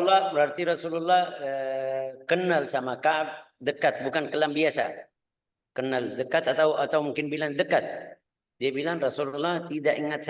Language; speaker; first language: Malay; non-native, fluent; Arabic